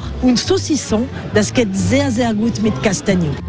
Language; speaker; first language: German; non-native, learner; French